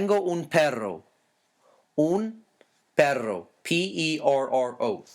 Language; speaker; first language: Spanish; non-native, fluent; English